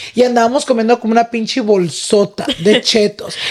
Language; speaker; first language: Spanish; early bilingual, heritage; Spanish